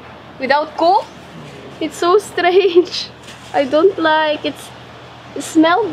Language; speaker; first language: English; non-native, learner; Cebuano